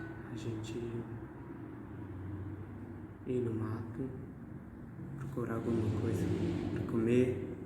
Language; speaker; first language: Portuguese; non-native, local second language; Guarani